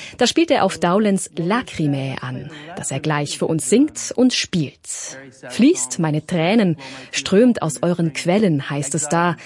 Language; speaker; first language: German; native; German